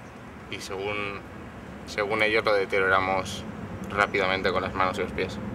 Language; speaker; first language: Spanish; native; Spanish